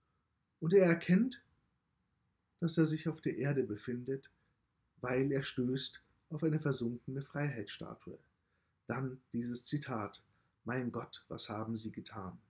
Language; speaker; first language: German; native; German